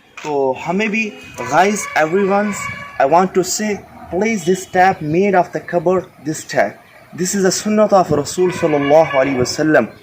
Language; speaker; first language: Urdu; non-native, local second language; Kashmiri